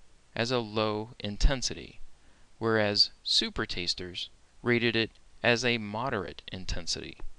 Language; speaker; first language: English; native; English